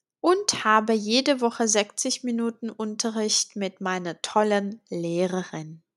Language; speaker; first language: German; non-native, fluent; Czech